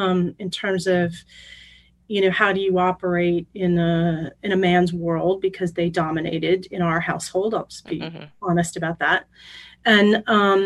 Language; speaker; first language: English; native; English